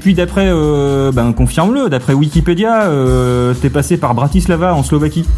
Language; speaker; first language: French; native; French